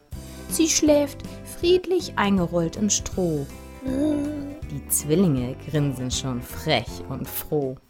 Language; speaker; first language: German; native; German